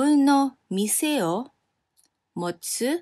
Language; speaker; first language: Japanese; non-native, fluent; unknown